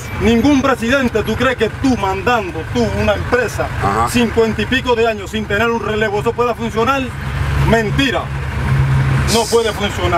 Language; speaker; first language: Spanish; native; Spanish